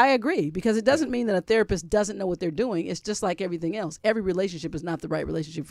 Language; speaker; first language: English; native; English